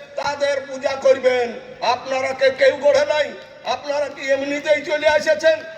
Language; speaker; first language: Bangla; native; Bangla